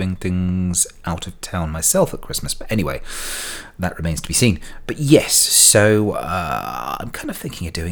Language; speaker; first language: English; native; English